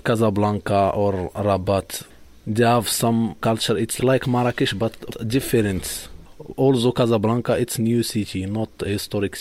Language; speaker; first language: English; non-native, learner; Arabic